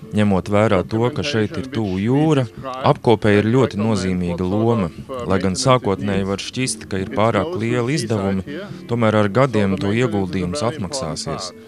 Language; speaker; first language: Latvian; native; Latvian